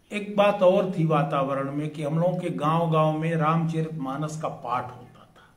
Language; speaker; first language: Hindi; native; Hindi